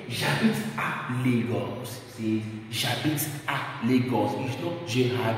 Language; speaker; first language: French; non-native, fluent; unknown